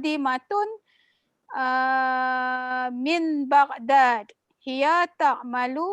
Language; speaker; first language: Arabic; non-native, learner; Malay